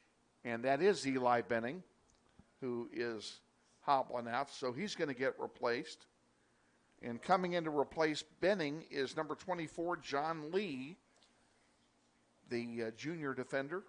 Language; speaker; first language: English; native; English